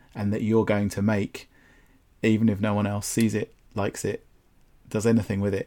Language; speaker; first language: English; native; English